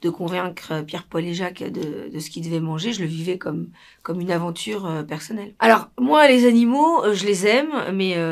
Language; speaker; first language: French; non-native, fluent; Spanish